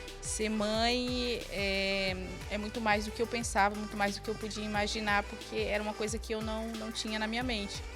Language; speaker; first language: Portuguese; native; Portuguese